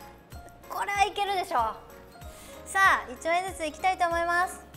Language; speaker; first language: Japanese; native; Japanese